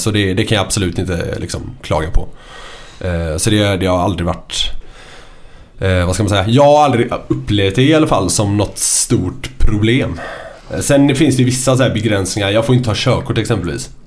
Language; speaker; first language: Swedish; native; Swedish